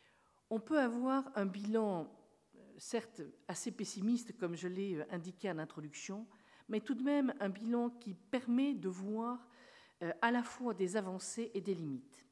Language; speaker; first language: French; native; French